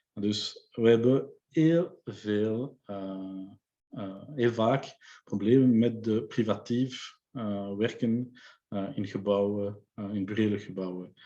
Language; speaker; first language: Dutch; non-native, local second language; French